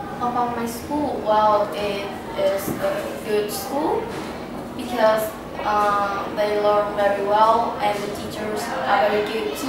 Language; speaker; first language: English; non-native, learner; Vietnamese